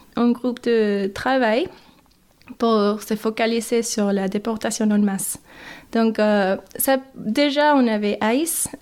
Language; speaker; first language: French; non-native, fluent; English